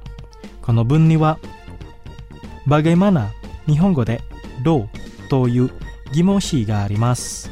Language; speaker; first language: Japanese; non-native, fluent; Indonesian